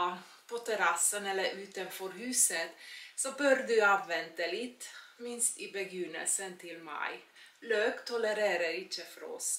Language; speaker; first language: Norwegian; non-native, fluent; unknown